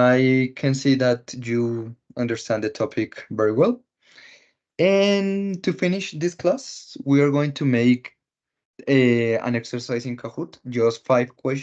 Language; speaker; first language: English; non-native, fluent; Spanish